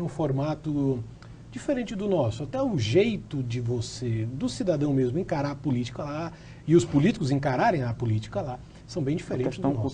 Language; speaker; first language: Portuguese; native; Portuguese